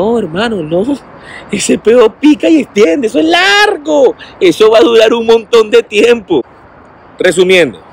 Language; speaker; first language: Spanish; native; Spanish